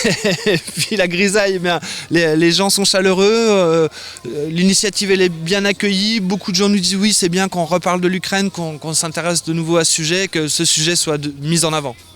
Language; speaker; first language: French; native; French